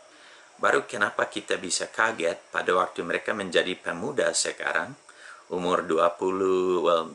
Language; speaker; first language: Indonesian; non-native, fluent; English